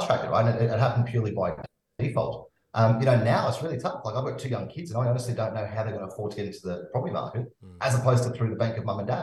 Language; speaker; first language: English; native; English